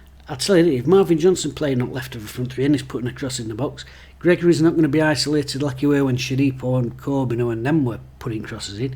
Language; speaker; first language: English; native; English